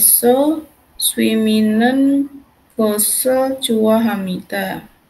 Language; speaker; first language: Korean; non-native, learner; Indonesian